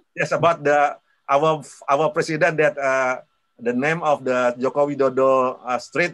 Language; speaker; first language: English; non-native, learner; Indonesian